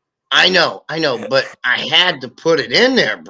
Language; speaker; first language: English; native; English